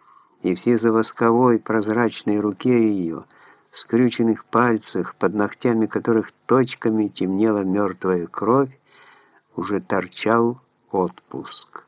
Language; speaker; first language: Russian; native; Russian